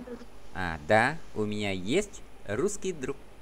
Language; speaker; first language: Russian; non-native, fluent; Vietnamese